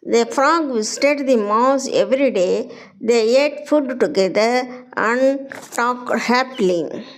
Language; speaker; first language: English; non-native, local second language; Telugu